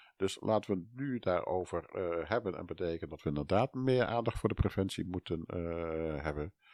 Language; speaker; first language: Dutch; native; Dutch